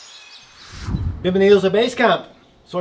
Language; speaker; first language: Spanish; non-native, learner; English